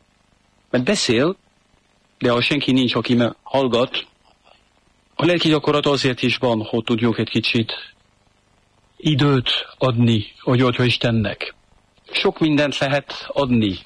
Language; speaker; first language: Hungarian; non-native, fluent; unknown